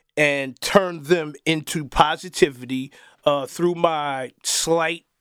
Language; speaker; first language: English; native; English